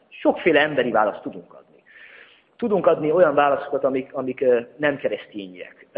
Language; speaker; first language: Hungarian; native; Hungarian